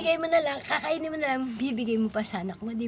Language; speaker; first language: Filipino; native; Filipino